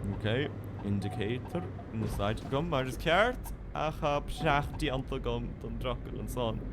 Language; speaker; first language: Irish; native; Irish